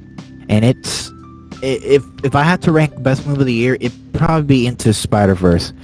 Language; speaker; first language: English; native; English